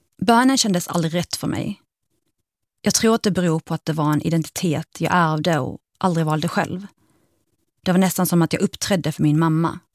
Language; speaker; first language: Swedish; early bilingual, other home language; Arabic